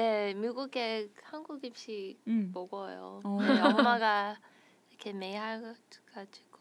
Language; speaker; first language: Korean; early bilingual, heritage; Korean